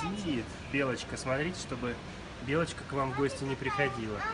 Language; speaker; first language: Russian; native; Russian